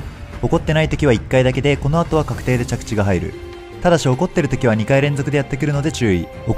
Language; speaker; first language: Japanese; native; Japanese